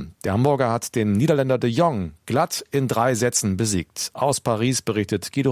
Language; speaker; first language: German; native; German